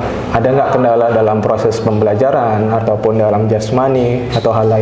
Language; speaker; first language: Indonesian; native; Indonesian